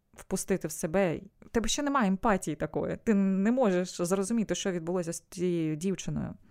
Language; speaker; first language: Ukrainian; non-native, local second language; Russian